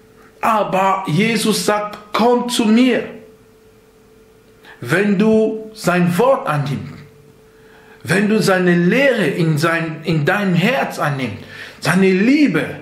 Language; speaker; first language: German; non-native, fluent; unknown